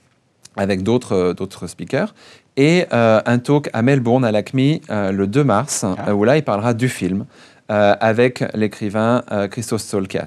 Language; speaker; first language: French; native; French